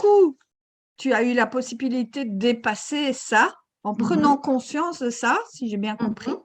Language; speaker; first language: French; native; French